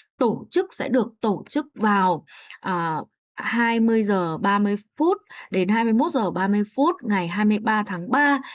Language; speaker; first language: Vietnamese; native; Vietnamese